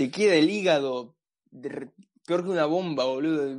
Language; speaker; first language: Spanish; native; Spanish